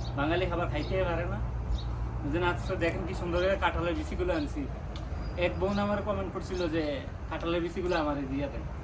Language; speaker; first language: Bangla; native; Bangla